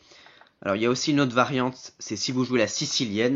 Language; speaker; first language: French; native; French